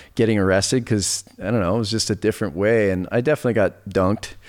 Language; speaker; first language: English; native; English